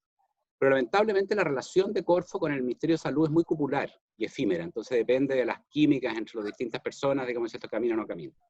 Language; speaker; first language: Spanish; native; Spanish